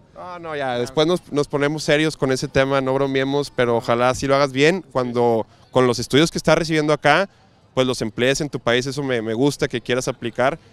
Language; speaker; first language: Spanish; native; Spanish